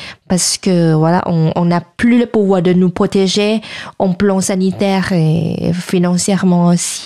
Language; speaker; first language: French; non-native, fluent; Thai